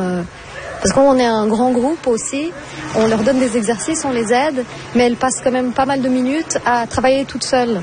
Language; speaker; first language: French; non-native, fluent; Portuguese